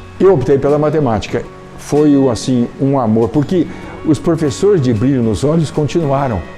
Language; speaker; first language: Portuguese; native; Portuguese